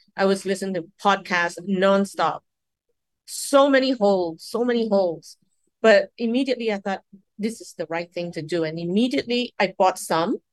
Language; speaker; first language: English; non-native, local second language; Cantonese